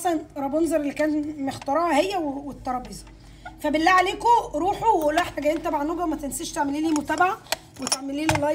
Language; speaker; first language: Arabic; native; Arabic